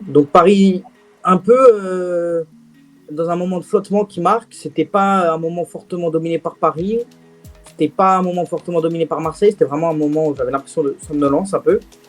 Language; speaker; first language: French; native; French